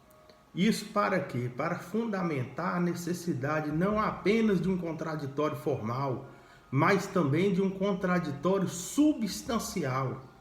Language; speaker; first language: Portuguese; native; Portuguese